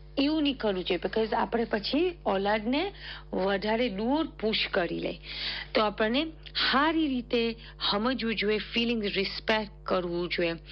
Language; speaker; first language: Gujarati; early bilingual, heritage; Gujarati